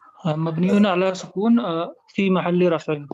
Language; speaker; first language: Arabic; non-native, learner; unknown